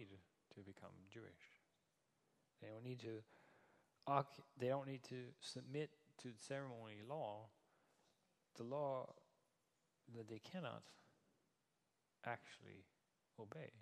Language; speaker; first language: English; non-native, fluent; Danish